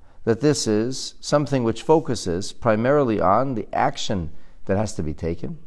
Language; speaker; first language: English; native; English